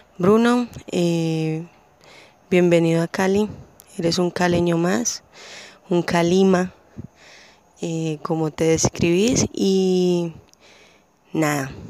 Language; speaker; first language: Spanish; native; Spanish